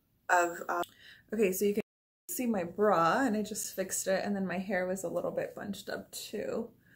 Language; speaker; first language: English; early bilingual, other home language; Spanish